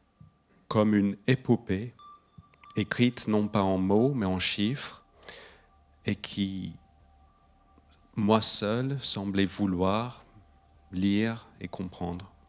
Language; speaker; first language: French; non-native, fluent; English